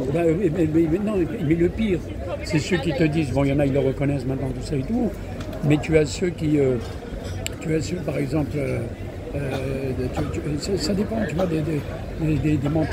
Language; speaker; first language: French; native; French